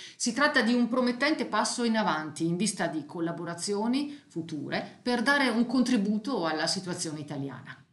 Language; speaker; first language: Italian; native; Italian